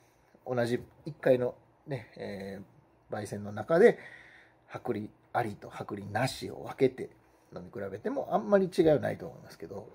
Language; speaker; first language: Japanese; native; Japanese